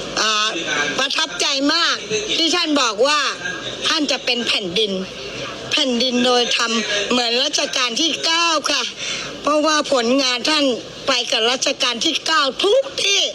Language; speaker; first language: Thai; native; Thai